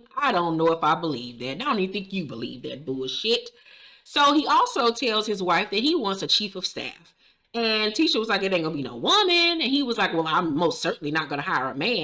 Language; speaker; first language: English; native; English